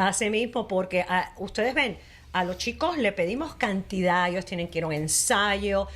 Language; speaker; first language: Spanish; native; Spanish